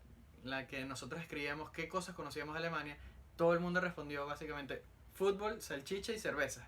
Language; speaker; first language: Spanish; native; Spanish